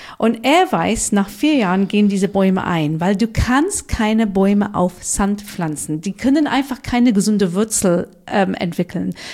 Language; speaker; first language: German; non-native, fluent; English